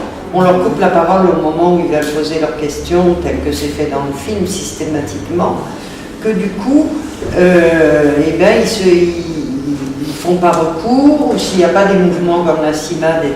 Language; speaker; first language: French; native; French